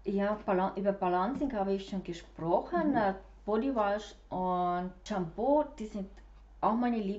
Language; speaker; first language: German; non-native, fluent; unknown